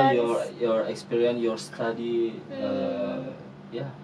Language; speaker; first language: English; non-native, learner; Indonesian